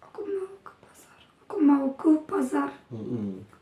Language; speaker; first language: Indonesian; non-native, learner; Turkish